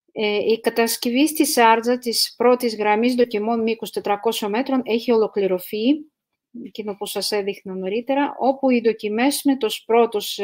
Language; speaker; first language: Greek; non-native, fluent; Russian